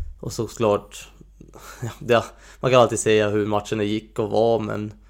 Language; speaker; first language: Swedish; non-native, fluent; Hungarian